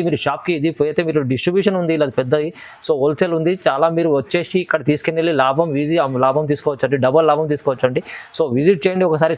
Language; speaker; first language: Telugu; native; Telugu